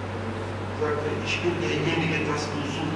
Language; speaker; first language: German; non-native, fluent; Turkish